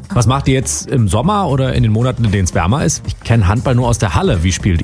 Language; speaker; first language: German; native; German